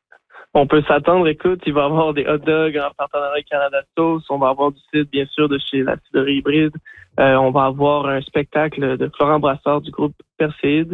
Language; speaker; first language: French; native; French